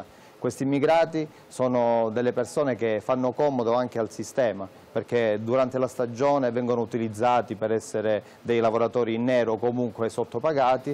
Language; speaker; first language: Italian; native; Italian